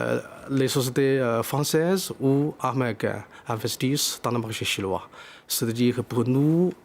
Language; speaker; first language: French; non-native, fluent; Chinese